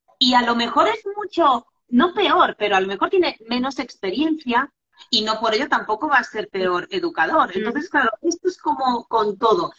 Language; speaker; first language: Spanish; non-native, fluent; Polish